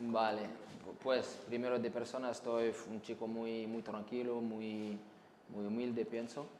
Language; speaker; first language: Spanish; non-native, learner; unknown